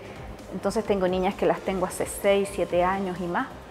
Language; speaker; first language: Spanish; native; Spanish